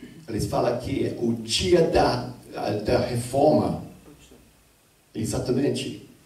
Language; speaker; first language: Portuguese; non-native, fluent; English